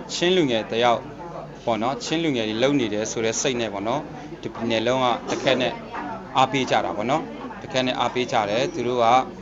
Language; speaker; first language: Burmese; non-native, local second language; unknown